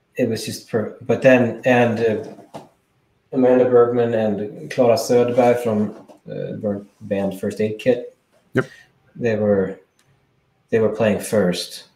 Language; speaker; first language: English; non-native, fluent; Swedish